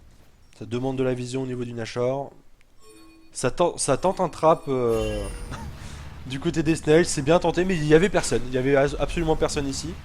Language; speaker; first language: French; native; French